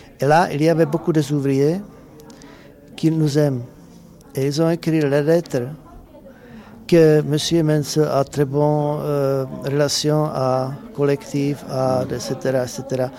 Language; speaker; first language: French; non-native, learner; Czech